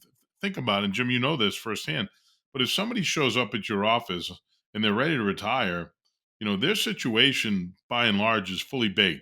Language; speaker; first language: English; native; English